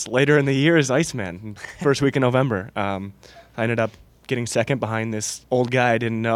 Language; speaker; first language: English; native; English